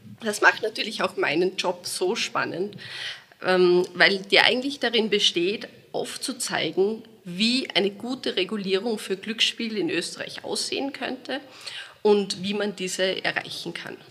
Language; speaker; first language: German; native; German